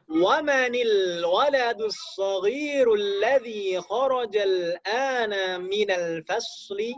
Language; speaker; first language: Arabic; non-native, fluent; Indonesian